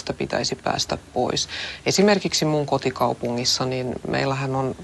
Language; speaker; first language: Finnish; non-native, local second language; Swedish